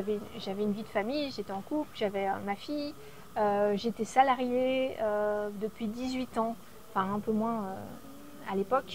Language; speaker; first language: French; native; French